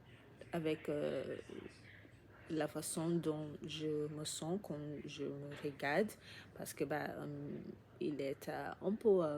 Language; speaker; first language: French; non-native, learner; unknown